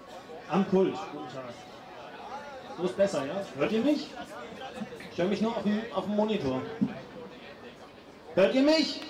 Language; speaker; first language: German; native; German